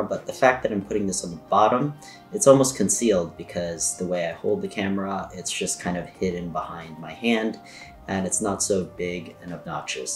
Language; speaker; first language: English; native; English